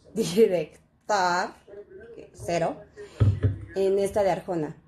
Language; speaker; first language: Spanish; native; Spanish